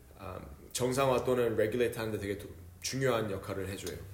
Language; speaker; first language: Korean; early bilingual, heritage; Korean